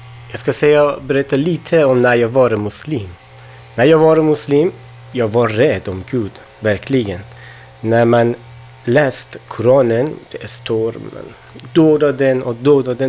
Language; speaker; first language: Swedish; non-native, learner; Persian